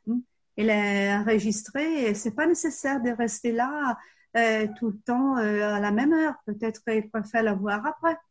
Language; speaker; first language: French; non-native, fluent; Italian